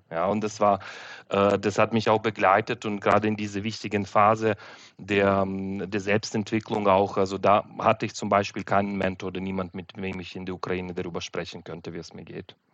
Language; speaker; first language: German; non-native, fluent; Ukrainian